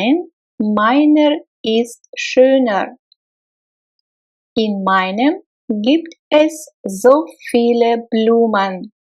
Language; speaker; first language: German; non-native, fluent; Russian